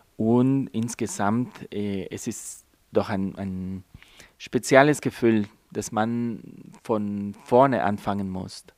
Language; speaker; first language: German; non-native, fluent; Spanish